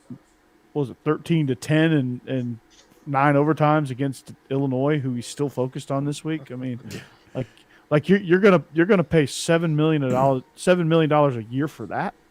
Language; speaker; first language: English; native; English